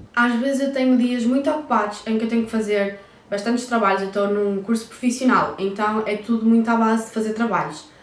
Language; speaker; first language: Portuguese; early bilingual, heritage; Portuguese